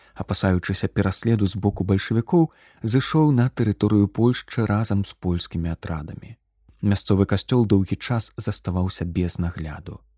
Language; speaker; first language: Belarusian; native; Belarusian